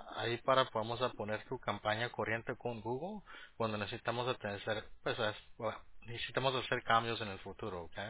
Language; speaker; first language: Spanish; early bilingual, heritage; Spanish